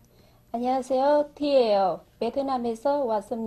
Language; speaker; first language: Korean; non-native, learner; Vietnamese